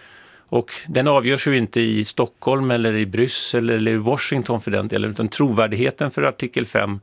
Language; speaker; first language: Swedish; native; Swedish